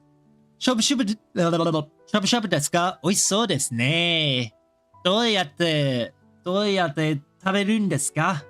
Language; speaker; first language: Japanese; non-native, learner; English